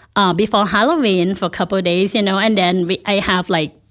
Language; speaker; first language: English; non-native, fluent; Thai